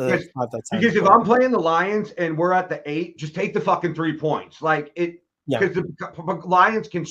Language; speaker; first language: English; native; English